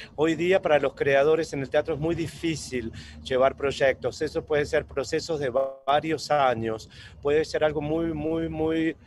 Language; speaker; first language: Spanish; native; Spanish